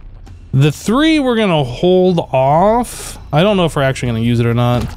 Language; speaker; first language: English; native; English